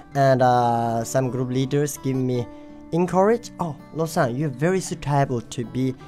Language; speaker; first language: English; non-native, learner; Tibetan